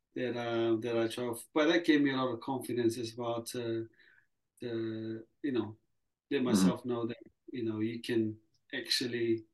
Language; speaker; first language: English; early bilingual, other home language; Samoan